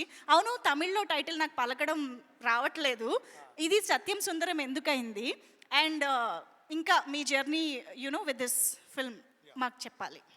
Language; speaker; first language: Telugu; native; Telugu